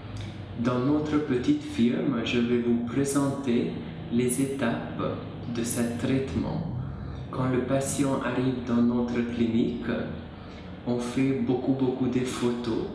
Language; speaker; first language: French; non-native, fluent; Hungarian